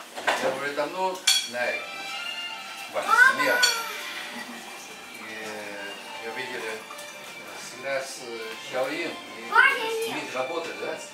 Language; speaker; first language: Russian; non-native, learner; Chinese